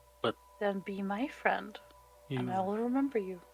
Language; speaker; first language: English; non-native, fluent; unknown